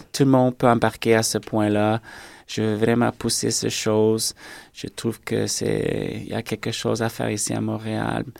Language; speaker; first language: French; native; French